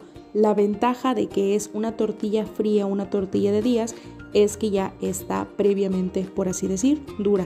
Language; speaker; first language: Spanish; native; Spanish